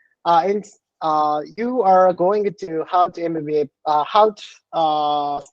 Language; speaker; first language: English; non-native, learner; Japanese